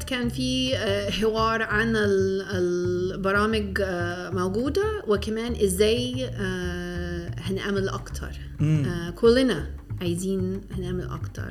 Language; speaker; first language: Arabic; non-native, fluent; English